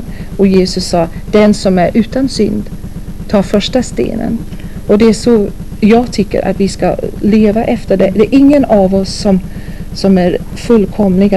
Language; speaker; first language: Swedish; non-native, fluent; English